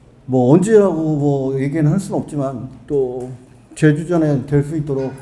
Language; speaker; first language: Korean; native; Korean